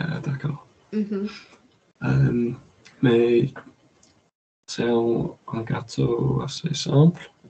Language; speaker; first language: French; non-native, learner; English